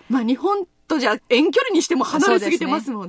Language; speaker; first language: Japanese; native; Japanese